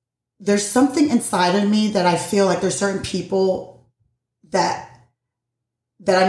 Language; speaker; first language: English; early bilingual, other home language; Spanish